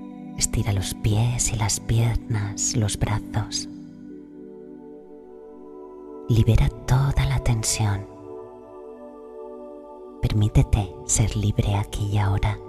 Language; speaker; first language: Spanish; native; Spanish